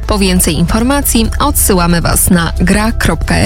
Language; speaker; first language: Polish; native; Polish